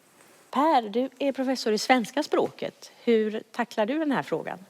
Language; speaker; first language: Swedish; native; Swedish